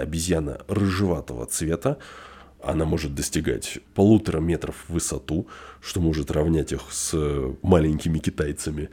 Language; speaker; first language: Russian; native; Russian